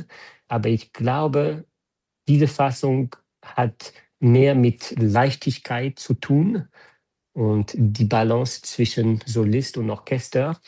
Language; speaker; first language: German; non-native, fluent; French